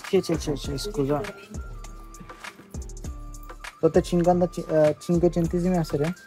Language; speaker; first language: Italian; non-native, learner; Bangla